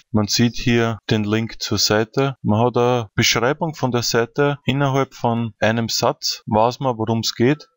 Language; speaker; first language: German; native; German